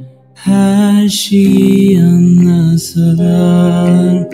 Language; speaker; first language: Turkish; native; Turkish